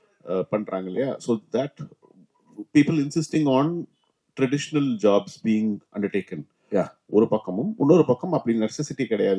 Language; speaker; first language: Tamil; native; Tamil